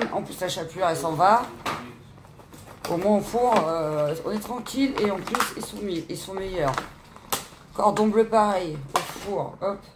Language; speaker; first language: French; native; French